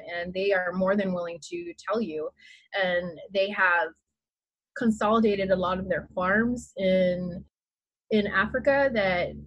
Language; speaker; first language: English; native; English